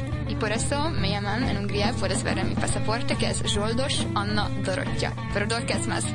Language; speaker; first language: Spanish; non-native, learner; Hungarian